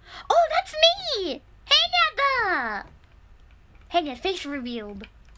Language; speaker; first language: English; non-native, fluent; Japanese